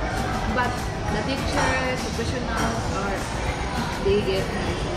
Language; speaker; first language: English; non-native, local second language; Cebuano